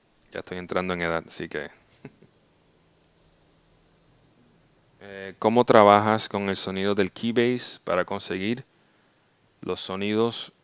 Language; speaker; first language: Spanish; native; Spanish